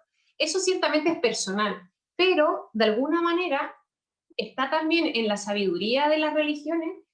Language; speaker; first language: Spanish; native; Spanish